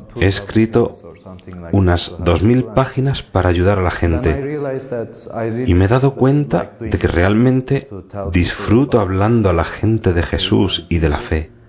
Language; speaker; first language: Spanish; non-native, fluent; Turkish